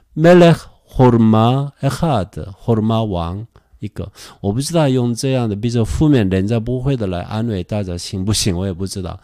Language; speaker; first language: Chinese; non-native, fluent; Korean